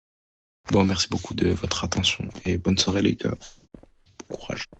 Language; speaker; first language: French; native; French